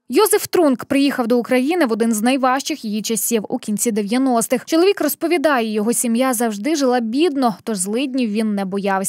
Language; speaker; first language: Ukrainian; native; Ukrainian